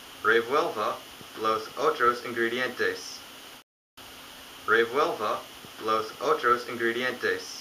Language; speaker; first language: Spanish; non-native, learner; English